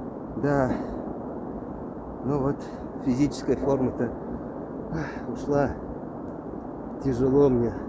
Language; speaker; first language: Russian; native; Russian